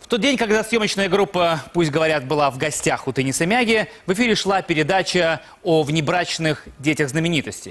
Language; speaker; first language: Russian; native; Russian